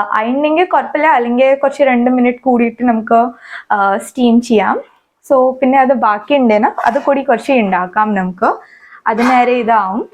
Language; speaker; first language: Malayalam; non-native, fluent; Hindi